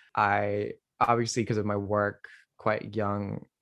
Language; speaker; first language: English; non-native, fluent; Dutch